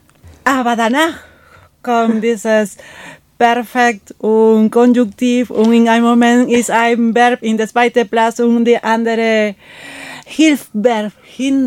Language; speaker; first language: German; non-native, fluent; Spanish